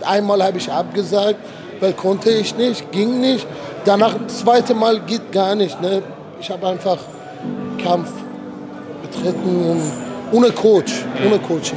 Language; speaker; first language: German; non-native, fluent; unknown